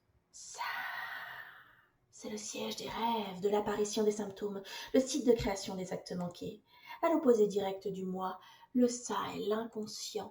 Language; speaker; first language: French; native; French